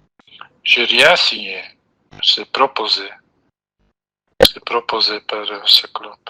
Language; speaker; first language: French; non-native, local second language; Dutch